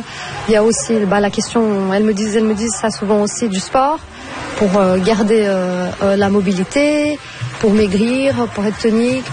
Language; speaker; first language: French; non-native, fluent; Portuguese